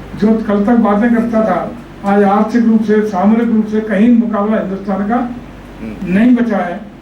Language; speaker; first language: Hindi; native; Hindi